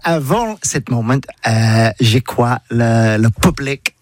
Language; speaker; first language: French; non-native, learner; English